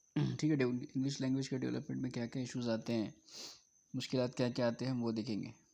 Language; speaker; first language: Urdu; native; Urdu